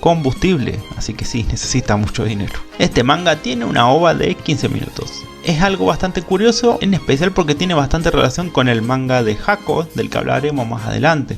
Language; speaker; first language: Spanish; native; Spanish